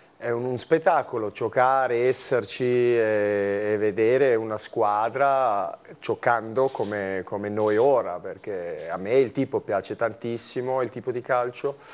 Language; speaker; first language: Italian; non-native, fluent; German